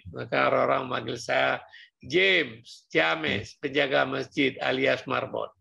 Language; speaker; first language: Indonesian; non-native, local second language; Achinese